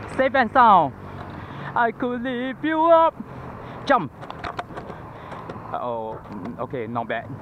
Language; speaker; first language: English; non-native, local second language; Chinese